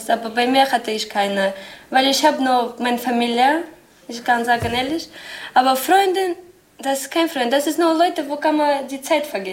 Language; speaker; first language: German; non-native, learner; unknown